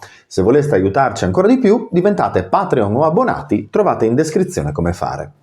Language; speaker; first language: Italian; native; Italian